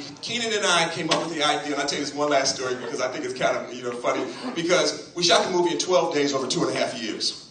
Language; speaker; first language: English; native; English